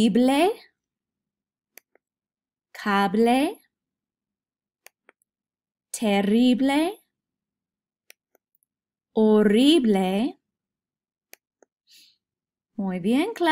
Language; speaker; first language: Spanish; non-native, fluent; English